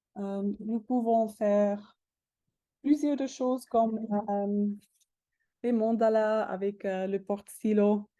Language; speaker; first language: French; non-native, fluent; German